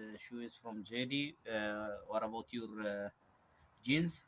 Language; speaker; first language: English; non-native, local second language; Amharic